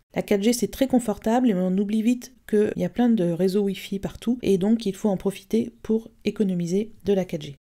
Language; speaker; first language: French; native; French